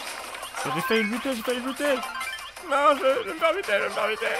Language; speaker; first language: French; native; French